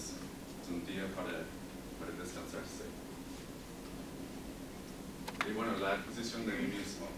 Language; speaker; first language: Spanish; non-native, learner; English